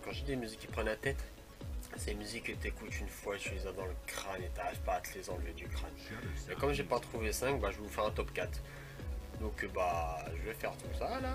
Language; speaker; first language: French; native; French